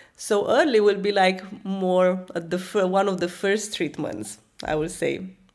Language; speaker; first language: English; non-native, fluent; Romanian